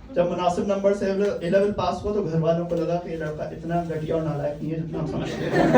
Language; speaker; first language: Urdu; native; Urdu